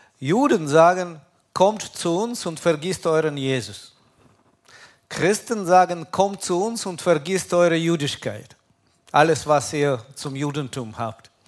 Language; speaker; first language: German; non-native, fluent; Russian